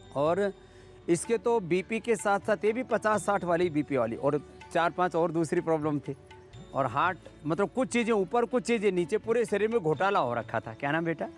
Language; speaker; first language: Hindi; native; Hindi